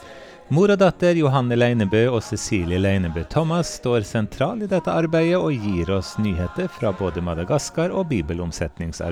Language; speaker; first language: Norwegian; native; Norwegian